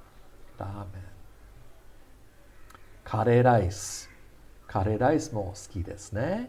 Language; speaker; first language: Japanese; non-native, fluent; English